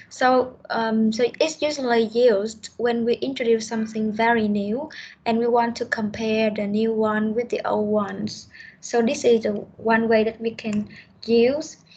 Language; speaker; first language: English; non-native, fluent; Vietnamese